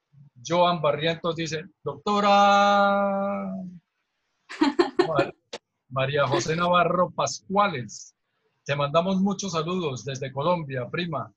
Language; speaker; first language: Spanish; native; Spanish